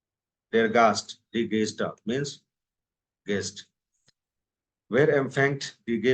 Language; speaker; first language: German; non-native, fluent; Hindi